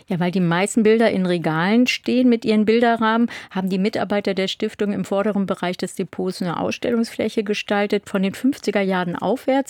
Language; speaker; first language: German; native; German